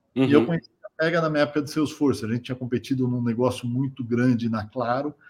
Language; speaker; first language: Portuguese; native; Portuguese